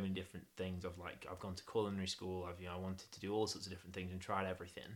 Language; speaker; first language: English; native; English